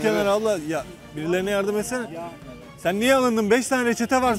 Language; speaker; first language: Turkish; native; Turkish